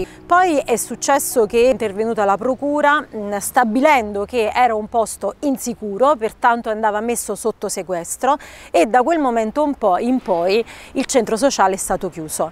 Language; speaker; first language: Italian; native; Italian